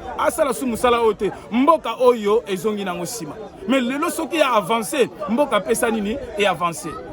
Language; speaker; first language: Lingala; non-native, local second language; Kongo